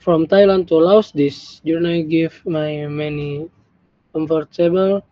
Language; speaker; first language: English; non-native, learner; Indonesian